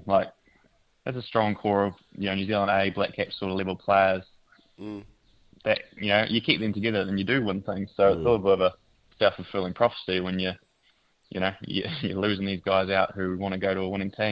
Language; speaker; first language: English; native; English